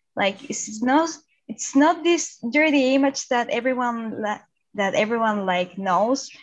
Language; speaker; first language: English; non-native, fluent; Spanish